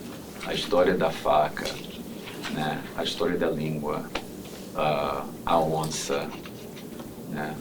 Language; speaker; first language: Portuguese; non-native, fluent; English